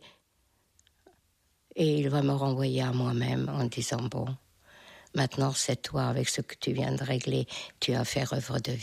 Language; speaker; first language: French; non-native, fluent; Hungarian